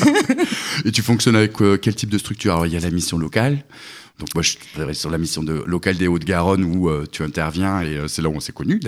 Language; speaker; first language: French; native; French